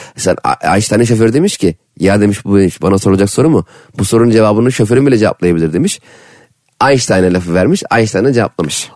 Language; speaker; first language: Turkish; native; Turkish